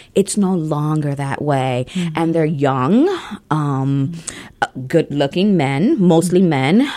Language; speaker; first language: English; native; English